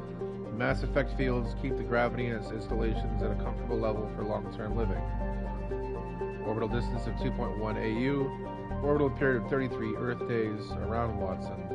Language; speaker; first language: English; native; English